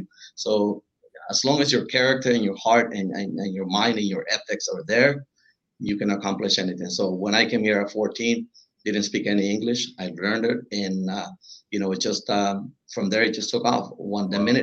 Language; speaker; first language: English; non-native, fluent; Spanish